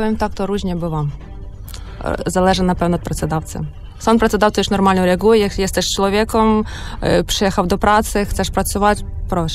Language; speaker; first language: Polish; non-native, learner; Ukrainian